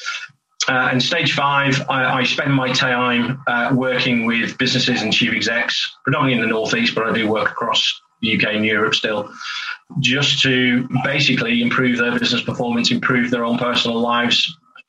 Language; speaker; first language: English; native; English